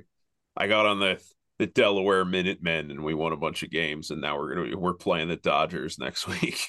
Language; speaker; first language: English; native; English